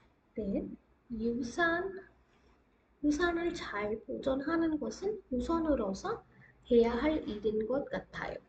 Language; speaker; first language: Korean; non-native, fluent; Hindi